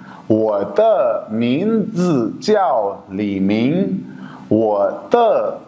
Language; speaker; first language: Chinese; non-native, fluent; Urdu